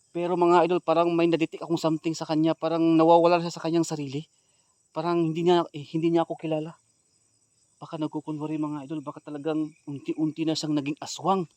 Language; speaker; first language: Filipino; native; Filipino